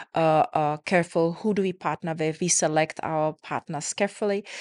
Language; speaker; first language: English; non-native, fluent; Czech